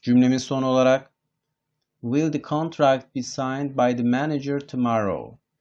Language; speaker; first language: English; non-native, fluent; Turkish